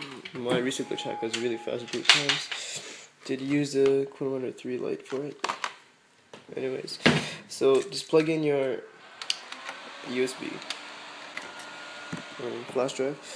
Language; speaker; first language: English; native; English